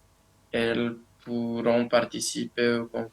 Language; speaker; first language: French; non-native, learner; Romanian